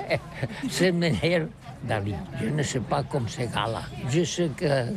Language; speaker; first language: French; non-native, learner; Catalan